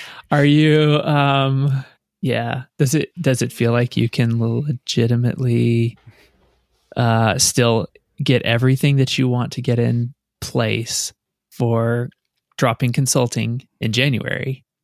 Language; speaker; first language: English; native; English